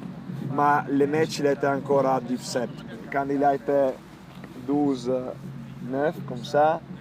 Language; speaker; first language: French; non-native, learner; Italian